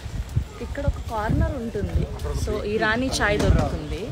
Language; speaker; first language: Telugu; native; Telugu